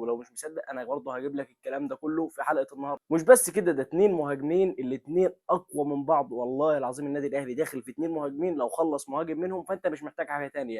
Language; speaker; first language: Arabic; native; Arabic